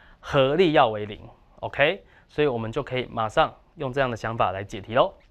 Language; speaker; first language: Chinese; native; Chinese